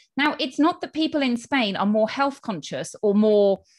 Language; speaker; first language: English; native; English